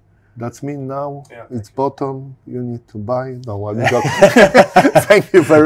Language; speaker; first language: English; non-native, learner; Polish